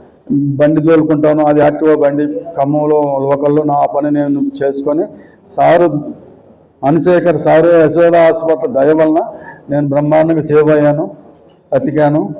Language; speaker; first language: Telugu; native; Telugu